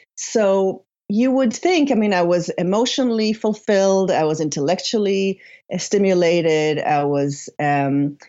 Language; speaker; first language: English; non-native, fluent; Hebrew